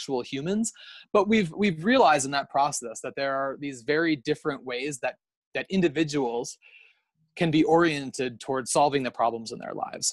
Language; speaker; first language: English; native; English